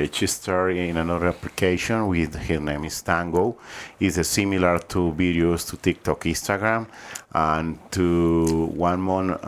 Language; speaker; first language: English; non-native, learner; Spanish